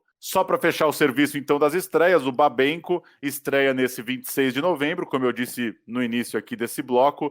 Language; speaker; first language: Portuguese; native; Portuguese